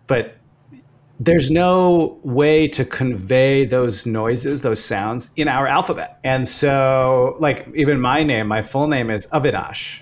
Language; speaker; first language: English; early bilingual, other home language; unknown